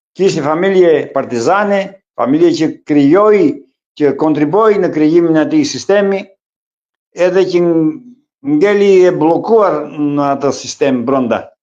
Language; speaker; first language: Albanian; non-native, local second language; Greek